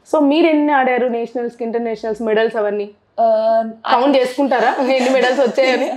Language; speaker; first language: Telugu; native; Telugu